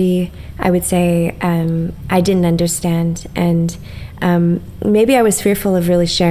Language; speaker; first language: English; native; English